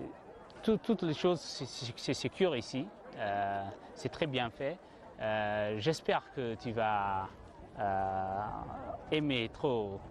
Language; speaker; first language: French; non-native, learner; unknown